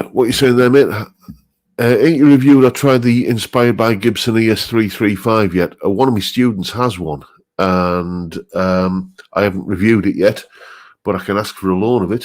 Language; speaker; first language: English; native; English